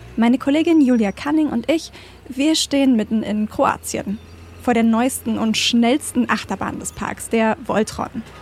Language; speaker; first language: German; native; German